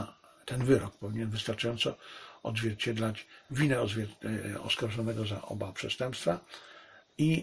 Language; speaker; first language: Polish; native; Polish